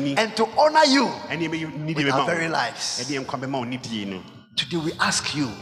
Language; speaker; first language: English; non-native, local second language; Ga